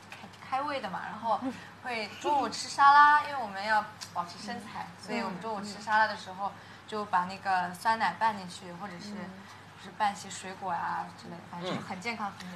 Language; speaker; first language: Chinese; native; Chinese